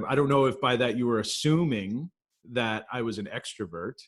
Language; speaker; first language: English; native; English